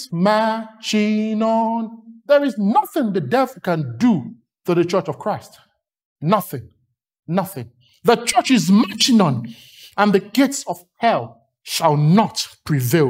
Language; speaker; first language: English; non-native, local second language; Yoruba